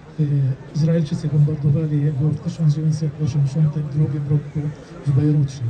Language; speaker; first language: Polish; non-native, fluent; Arabic